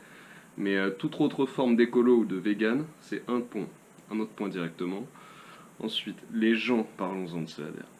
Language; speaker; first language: French; native; French